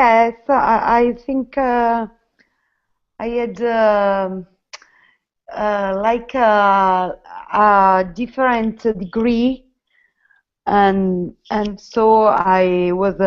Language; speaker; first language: English; non-native, learner; Italian